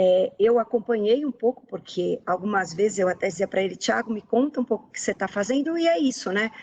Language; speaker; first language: Portuguese; native; Portuguese